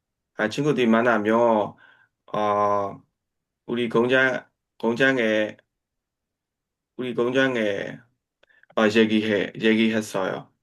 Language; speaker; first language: Korean; non-native, learner; Burmese